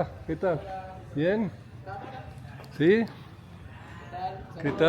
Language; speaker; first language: Spanish; non-native, learner; Portuguese